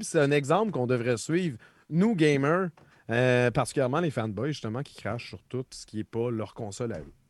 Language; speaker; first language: French; native; French